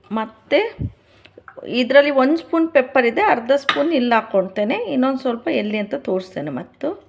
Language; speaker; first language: Kannada; native; Kannada